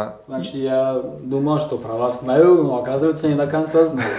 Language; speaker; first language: Russian; non-native, local second language; Tajik